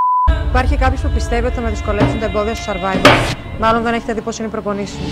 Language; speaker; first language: Greek; native; Greek